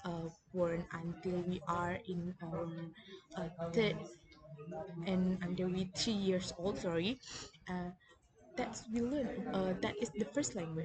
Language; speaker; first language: English; non-native, learner; Indonesian